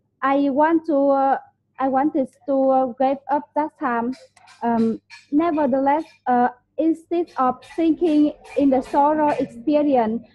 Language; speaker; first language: English; non-native, learner; Vietnamese